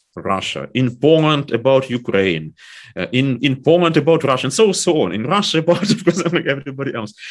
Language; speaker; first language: English; non-native, fluent; Ukrainian